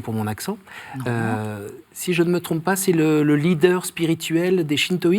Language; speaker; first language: French; native; French